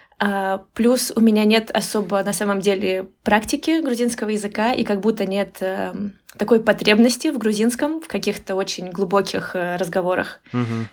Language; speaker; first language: Russian; native; Russian